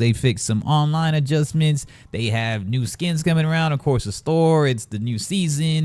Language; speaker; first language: English; native; English